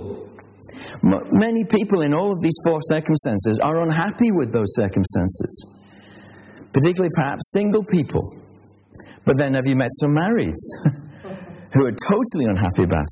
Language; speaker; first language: English; native; English